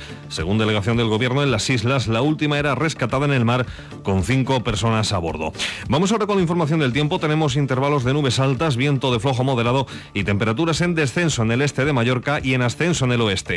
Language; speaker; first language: Spanish; native; Spanish